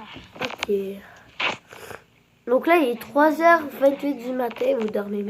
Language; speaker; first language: French; native; French